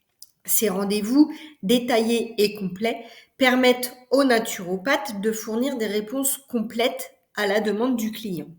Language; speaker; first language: French; native; French